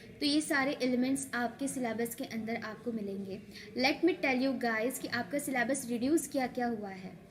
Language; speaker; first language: Hindi; non-native, local second language; Marathi